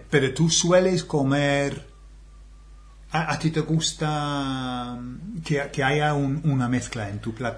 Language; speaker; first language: Spanish; non-native, fluent; English